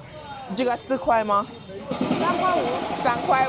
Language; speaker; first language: Chinese; non-native, learner; Jamaican Creole English